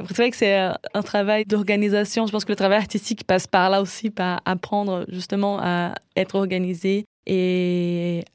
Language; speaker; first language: French; non-native, fluent; Portuguese